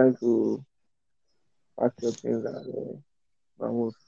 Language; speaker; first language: English; non-native, local second language; Yoruba